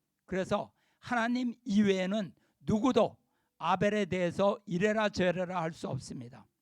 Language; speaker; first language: Korean; native; Korean